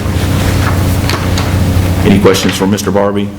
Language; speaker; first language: English; native; English